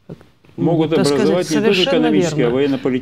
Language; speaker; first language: Russian; native; Russian